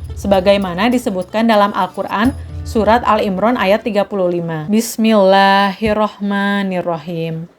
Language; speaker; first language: Indonesian; native; Indonesian